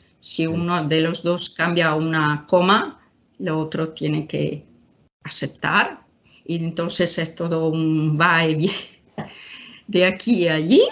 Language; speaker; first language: Spanish; non-native, fluent; Italian